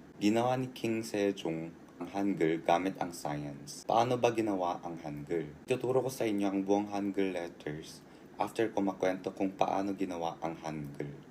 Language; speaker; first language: Filipino; early bilingual, heritage; Korean